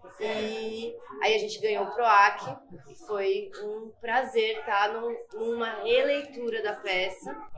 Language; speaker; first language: Portuguese; native; Portuguese